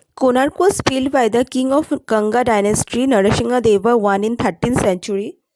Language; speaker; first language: English; non-native, local second language; Bangla